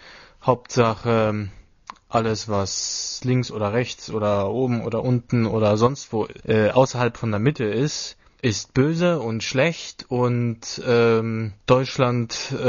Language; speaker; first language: German; native; German